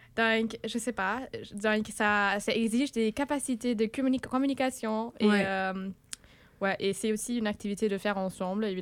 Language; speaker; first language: French; non-native, fluent; German